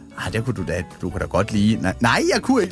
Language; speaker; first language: Danish; native; Danish